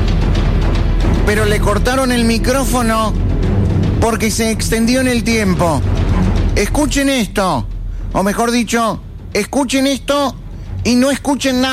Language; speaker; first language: Spanish; native; Spanish